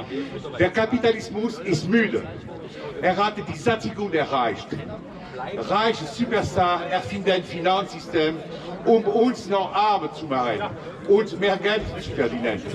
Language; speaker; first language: German; non-native, learner; French